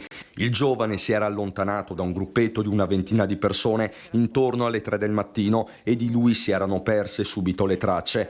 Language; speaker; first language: Italian; native; Italian